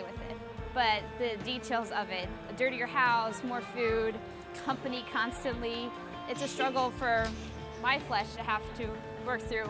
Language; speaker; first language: English; native; English